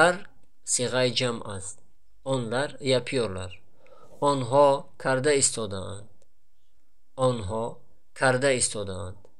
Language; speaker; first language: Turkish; non-native, fluent; Tajik